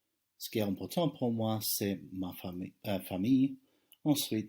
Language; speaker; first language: French; non-native, fluent; English